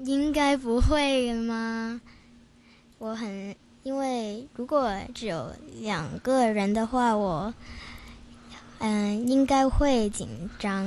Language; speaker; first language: Chinese; non-native, local second language; Cantonese